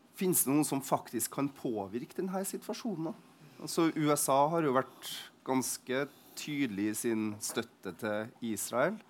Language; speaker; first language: Norwegian; native; Norwegian